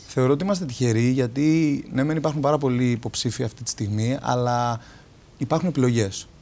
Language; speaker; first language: Greek; native; Greek